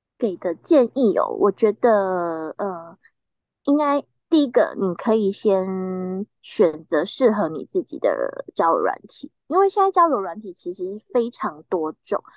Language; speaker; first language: Chinese; native; Chinese